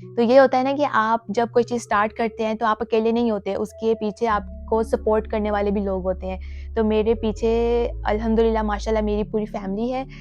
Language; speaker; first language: Urdu; native; Urdu